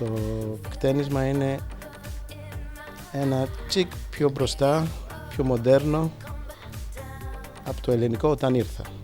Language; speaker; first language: Greek; early bilingual, heritage; Greek